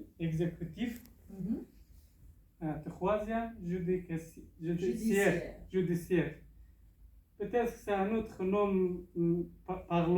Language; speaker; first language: French; non-native, learner; Persian